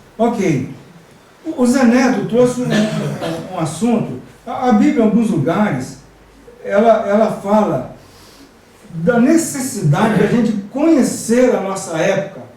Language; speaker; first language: Portuguese; native; Portuguese